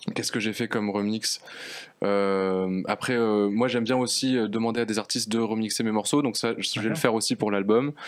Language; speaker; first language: French; native; French